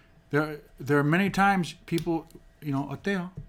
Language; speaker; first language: English; native; English